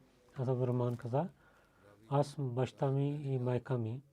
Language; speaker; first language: Bulgarian; non-native, learner; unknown